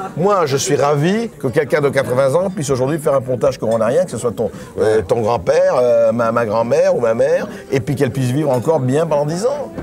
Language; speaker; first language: French; native; French